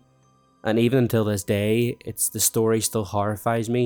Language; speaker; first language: English; native; English